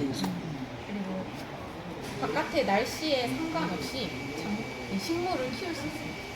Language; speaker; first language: Korean; native; Korean